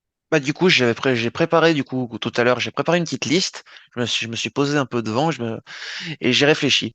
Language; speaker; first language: French; native; French